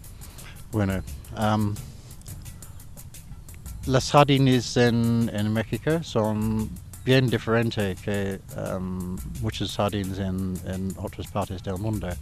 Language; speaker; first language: Spanish; non-native, learner; English